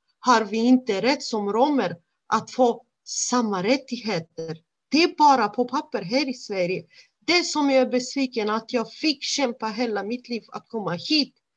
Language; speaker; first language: Swedish; non-native, fluent; Romany